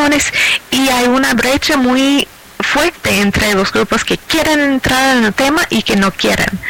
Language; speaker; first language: Spanish; non-native, fluent; English